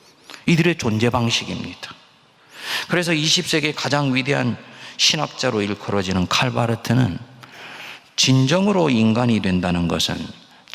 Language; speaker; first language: Korean; native; Korean